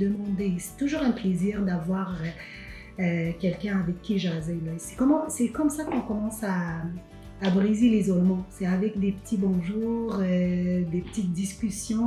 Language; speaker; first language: French; non-native, local second language; Arabic